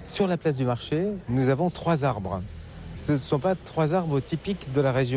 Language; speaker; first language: French; native; French